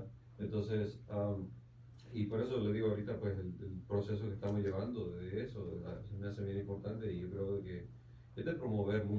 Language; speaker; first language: Spanish; native; Spanish